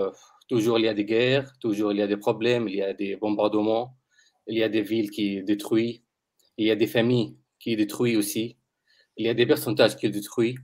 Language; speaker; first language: French; non-native, learner; Arabic